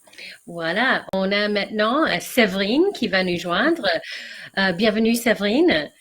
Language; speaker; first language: French; non-native, learner; English